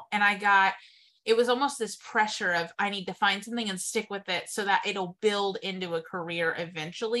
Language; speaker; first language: English; native; English